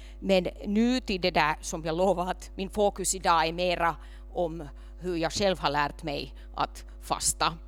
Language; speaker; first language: Swedish; non-native, local second language; Finnish